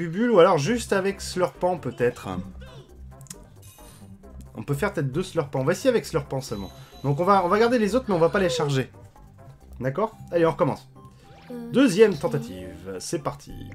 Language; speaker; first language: French; native; French